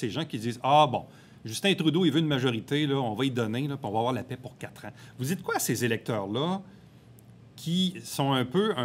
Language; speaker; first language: French; native; French